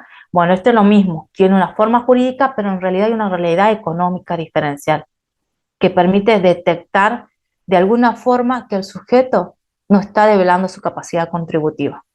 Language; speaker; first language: Spanish; native; Spanish